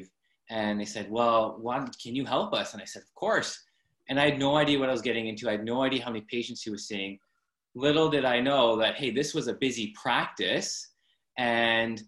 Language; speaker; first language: English; native; English